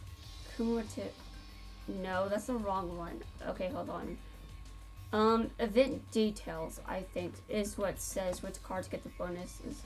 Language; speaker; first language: English; native; English